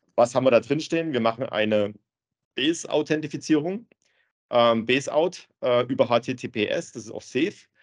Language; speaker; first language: German; native; German